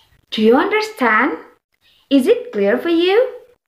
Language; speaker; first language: English; non-native, fluent; Indonesian